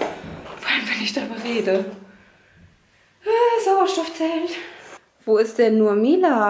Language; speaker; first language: German; native; German